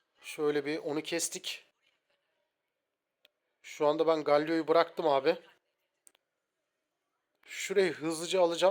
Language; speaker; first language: Turkish; native; Turkish